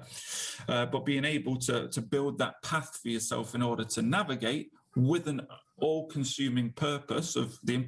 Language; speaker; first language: English; native; English